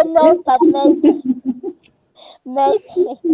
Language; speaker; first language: English; non-native, learner; Spanish